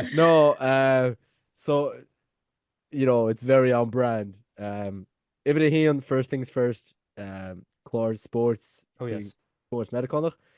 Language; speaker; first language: Irish; native; Irish